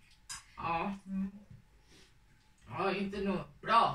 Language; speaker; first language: Swedish; non-native, learner; Thai